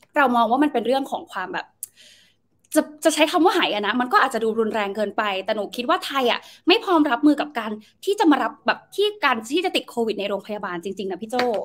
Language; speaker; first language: Thai; native; Thai